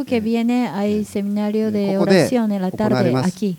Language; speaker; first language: Spanish; non-native, learner; Japanese